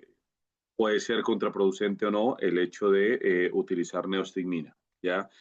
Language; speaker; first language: Spanish; native; Spanish